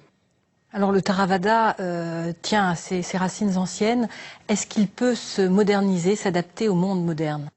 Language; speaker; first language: French; native; French